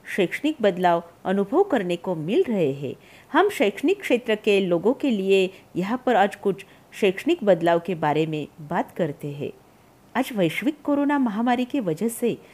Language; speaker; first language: Hindi; non-native, local second language; Marathi